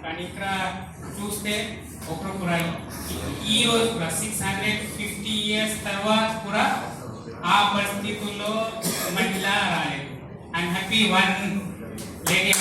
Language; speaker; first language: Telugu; non-native, learner; Hindi